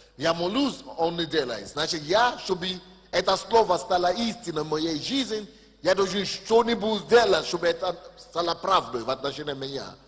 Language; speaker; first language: Russian; non-native, fluent; Yoruba